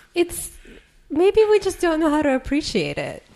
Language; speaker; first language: English; native; English